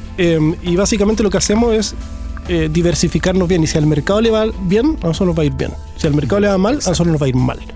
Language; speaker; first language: Spanish; native; Spanish